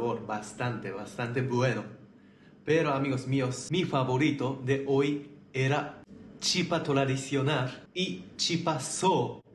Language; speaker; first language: Spanish; non-native, fluent; Japanese